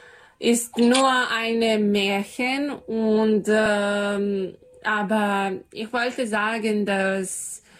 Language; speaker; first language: German; non-native, learner; Serbian